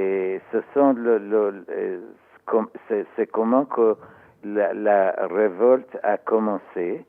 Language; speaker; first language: French; non-native, learner; Persian